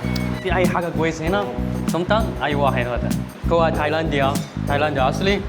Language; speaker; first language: Arabic; non-native, fluent; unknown